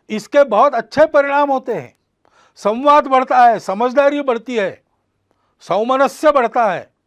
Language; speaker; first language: Hindi; non-native, local second language; Marathi